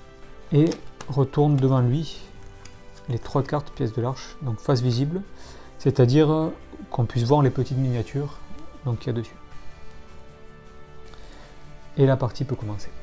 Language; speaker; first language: French; native; French